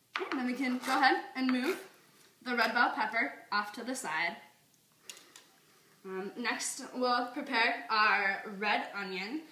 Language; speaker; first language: English; native; English